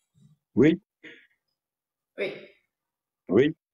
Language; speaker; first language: French; non-native, learner; Arabic